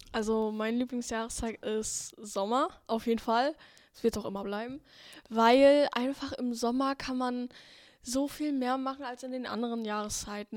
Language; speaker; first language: German; native; German